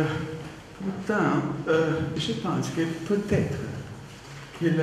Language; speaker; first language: French; non-native, learner; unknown